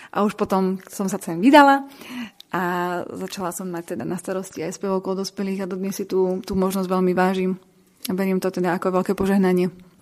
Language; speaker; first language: Slovak; native; Slovak